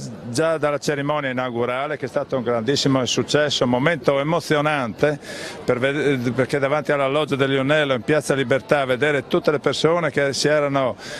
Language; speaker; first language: Italian; native; Italian